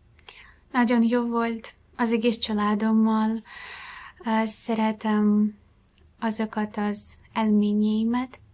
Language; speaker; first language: Hungarian; non-native, fluent; Ukrainian